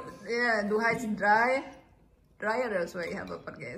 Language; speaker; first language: German; non-native, learner; Indonesian